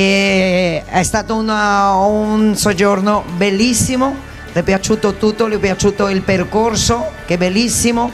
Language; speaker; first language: Italian; non-native, fluent; Spanish